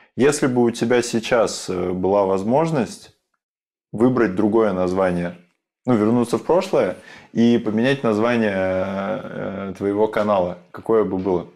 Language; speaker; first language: Russian; native; Russian